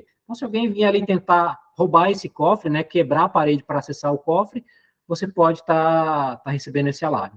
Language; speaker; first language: Portuguese; native; Portuguese